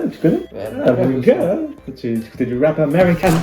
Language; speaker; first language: French; native; French